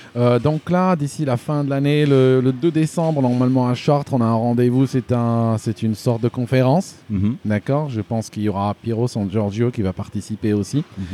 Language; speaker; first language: French; non-native, local second language; Arabic